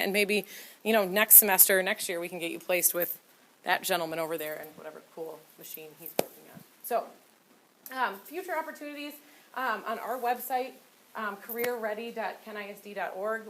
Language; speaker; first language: English; native; English